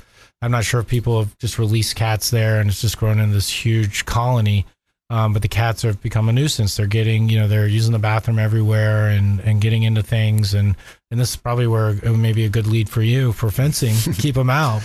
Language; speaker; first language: English; native; English